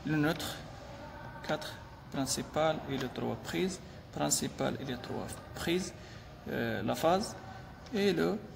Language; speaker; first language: French; non-native, local second language; Arabic